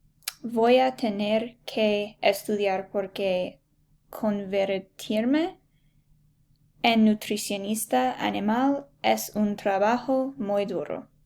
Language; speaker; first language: Spanish; non-native, learner; English